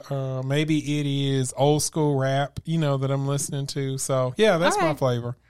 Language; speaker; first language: English; native; English